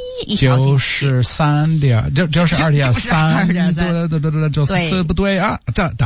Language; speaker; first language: Chinese; non-native, learner; English